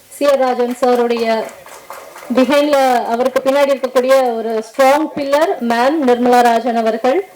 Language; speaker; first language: Tamil; native; Tamil